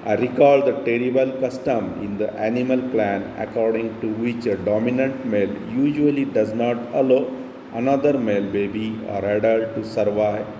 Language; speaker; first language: English; non-native, local second language; Marathi